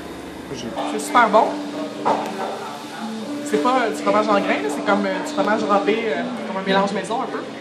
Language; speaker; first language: French; native; French